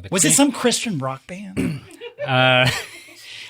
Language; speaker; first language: English; native; English